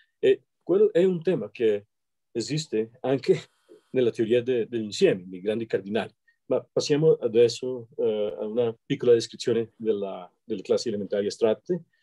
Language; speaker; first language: Italian; non-native, fluent; Spanish